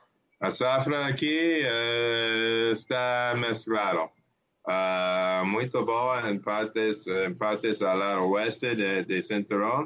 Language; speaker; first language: Portuguese; non-native, learner; English